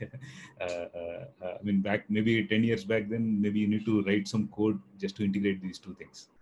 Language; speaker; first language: English; non-native, local second language; Telugu